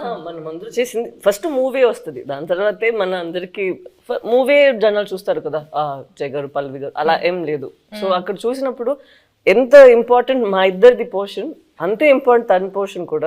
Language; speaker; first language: Telugu; non-native, fluent; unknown